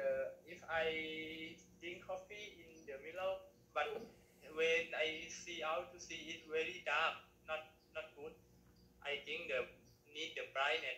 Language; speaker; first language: English; non-native, learner; Thai